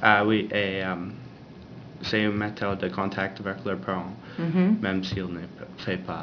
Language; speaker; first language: French; non-native, learner; English